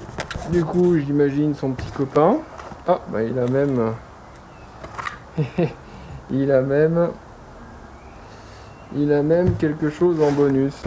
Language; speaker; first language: French; native; French